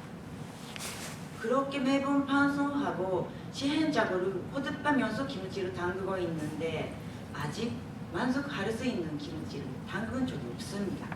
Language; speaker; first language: Korean; non-native, fluent; Japanese